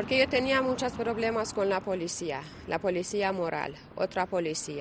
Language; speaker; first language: Spanish; non-native, learner; Persian